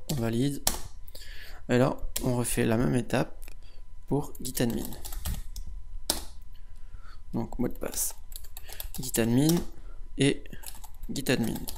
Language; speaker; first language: French; native; French